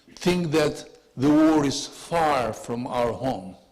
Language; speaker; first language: English; non-native, learner; Albanian